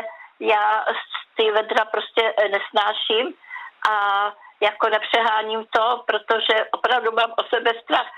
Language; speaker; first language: Czech; native; Czech